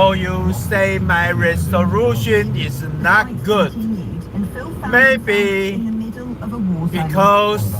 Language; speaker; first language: English; non-native, learner; Chinese